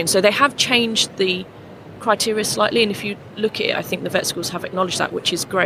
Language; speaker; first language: English; native; English